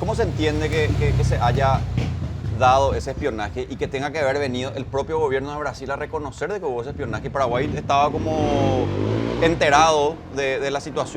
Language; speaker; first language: Spanish; native; Spanish